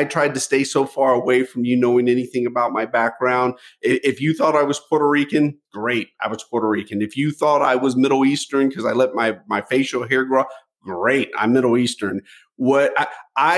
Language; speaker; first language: English; native; English